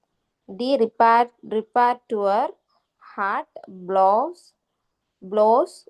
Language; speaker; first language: German; non-native, learner; Tamil